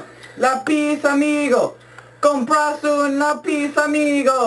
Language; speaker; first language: Spanish; non-native, learner; English